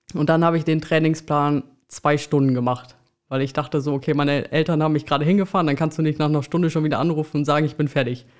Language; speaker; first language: German; native; German